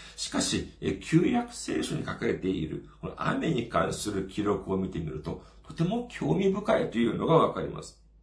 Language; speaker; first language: Japanese; non-native, fluent; Korean